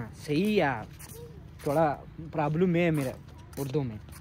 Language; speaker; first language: Hindi; non-native, learner; Pashto